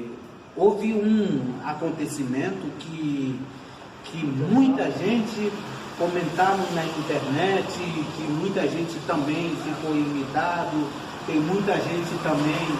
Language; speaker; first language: Portuguese; non-native, fluent; Haitian Creole